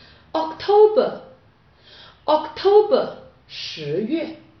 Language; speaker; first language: English; non-native, fluent; Chinese